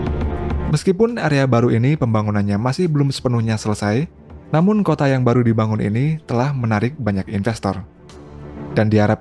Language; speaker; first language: Indonesian; native; Indonesian